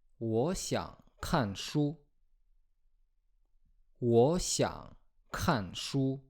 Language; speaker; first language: Chinese; non-native, fluent; Polish